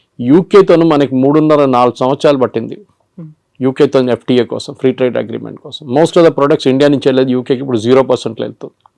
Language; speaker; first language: Telugu; non-native, local second language; Malayalam